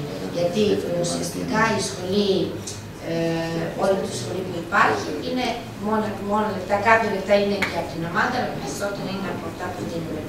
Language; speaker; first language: Greek; non-native, fluent; Serbian